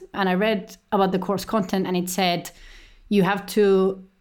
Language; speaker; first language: English; non-native, fluent; Estonian